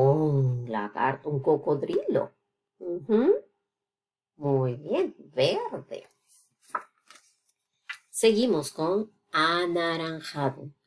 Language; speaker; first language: Spanish; non-native, fluent; English